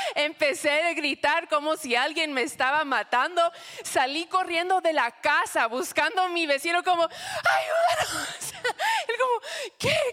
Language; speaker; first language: Spanish; non-native, fluent; English